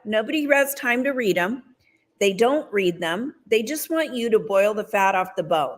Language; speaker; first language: English; native; English